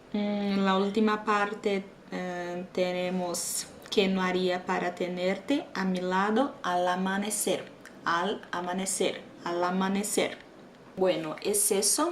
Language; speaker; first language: Spanish; non-native, fluent; Portuguese